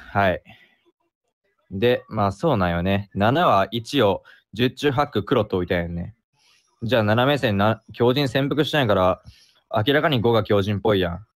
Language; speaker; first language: Japanese; native; Japanese